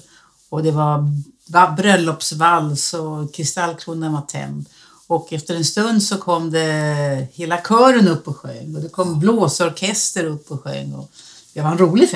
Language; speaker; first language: Swedish; native; Swedish